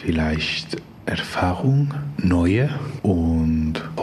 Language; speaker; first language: German; non-native, learner; Spanish